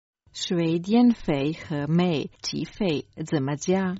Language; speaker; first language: Chinese; non-native, learner; Croatian